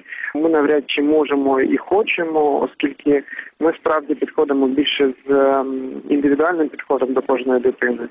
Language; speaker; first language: Ukrainian; native; Ukrainian